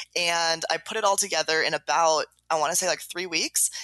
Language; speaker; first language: English; native; English